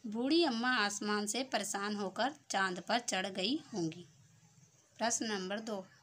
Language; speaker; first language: Hindi; native; Hindi